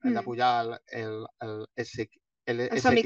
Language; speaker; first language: Spanish; native; Spanish